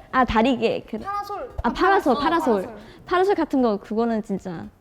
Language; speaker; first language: Korean; non-native, fluent; Malay